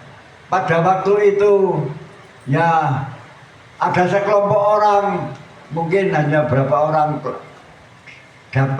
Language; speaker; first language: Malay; non-native, local second language; Javanese